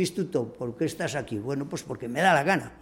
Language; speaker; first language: Spanish; native; Spanish